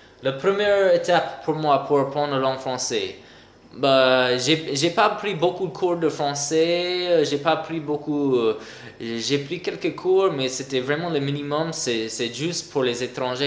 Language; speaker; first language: French; non-native, fluent; English